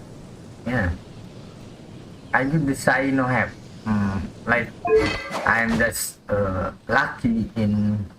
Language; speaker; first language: English; non-native, learner; Indonesian